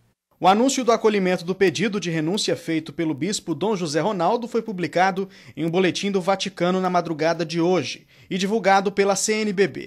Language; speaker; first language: Portuguese; native; Portuguese